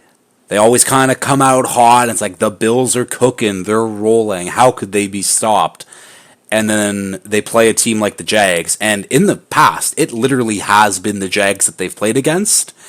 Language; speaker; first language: English; native; English